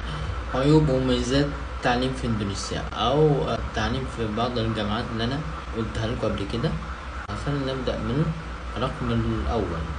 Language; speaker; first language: Arabic; non-native, fluent; Indonesian